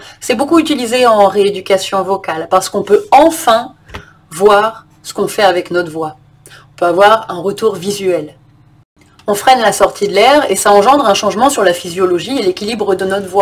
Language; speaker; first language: French; native; French